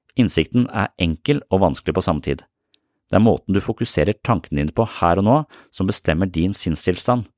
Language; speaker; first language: Norwegian; native; Norwegian